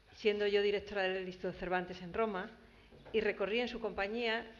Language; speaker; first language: Spanish; native; Spanish